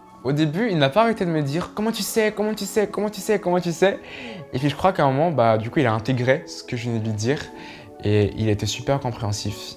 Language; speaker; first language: French; non-native, local second language; Rundi